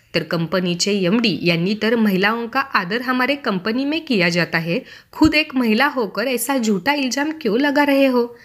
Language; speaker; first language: Hindi; non-native, local second language; Marathi